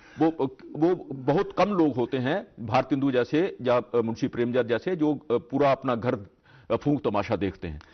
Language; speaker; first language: Hindi; non-native, local second language; Dogri